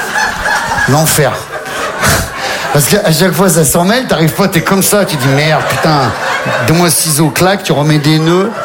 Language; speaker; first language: French; native; French